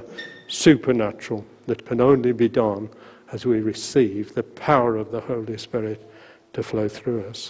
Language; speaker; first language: English; native; English